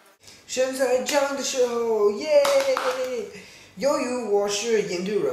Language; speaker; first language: Chinese; non-native, learner; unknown